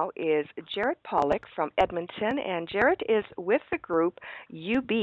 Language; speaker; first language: English; early bilingual, other home language; Ukrainian